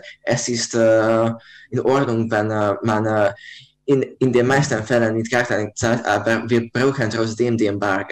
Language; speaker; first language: German; non-native, learner; Hungarian